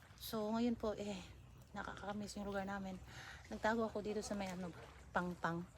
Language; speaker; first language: Filipino; native; Filipino